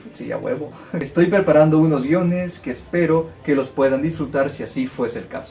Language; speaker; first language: Spanish; native; Spanish